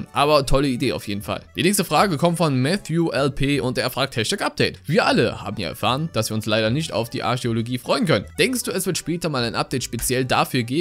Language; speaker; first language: German; native; German